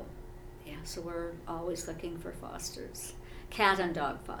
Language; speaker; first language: English; native; English